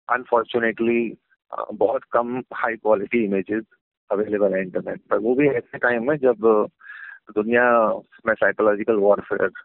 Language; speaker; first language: Hindi; native; Hindi